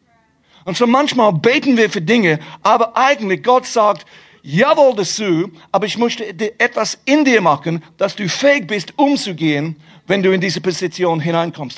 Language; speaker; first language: German; non-native, fluent; English